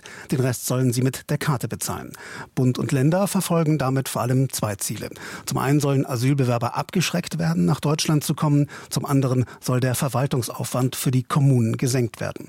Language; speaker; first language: German; native; German